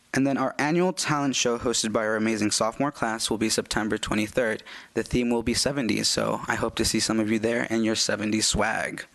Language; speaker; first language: English; early bilingual, other home language; Spanish